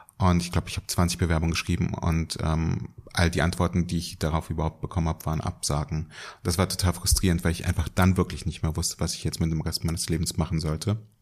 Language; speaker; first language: German; early bilingual, other home language; Russian